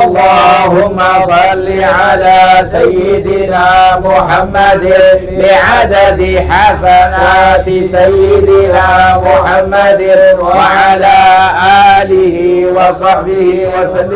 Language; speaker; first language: Arabic; native; Arabic